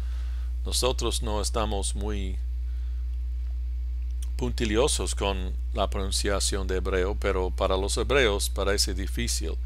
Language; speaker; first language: Spanish; non-native, fluent; English